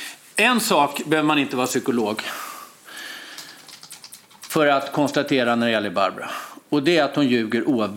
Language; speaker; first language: Swedish; native; Swedish